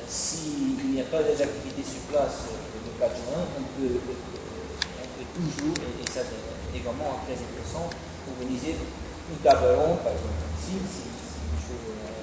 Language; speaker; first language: French; non-native, fluent; Dutch